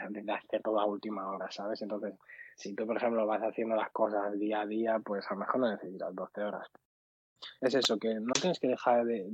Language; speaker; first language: Spanish; early bilingual, other home language; Arabic